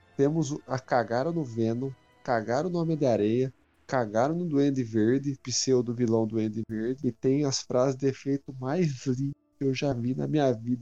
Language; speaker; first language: Portuguese; native; Portuguese